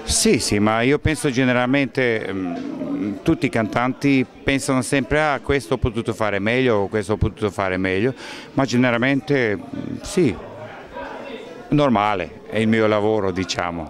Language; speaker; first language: Italian; non-native, fluent; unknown